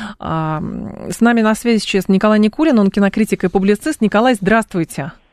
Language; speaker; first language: Russian; native; Russian